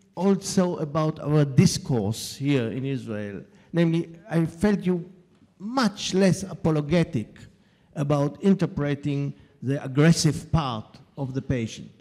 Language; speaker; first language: English; non-native, fluent; Hebrew